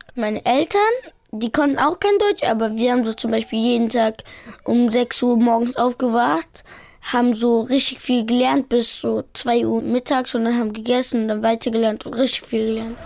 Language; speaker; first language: German; early bilingual, other home language; Pashto